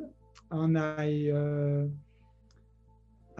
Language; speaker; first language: English; non-native, learner; French